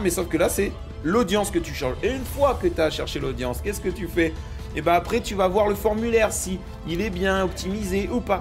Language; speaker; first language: French; native; French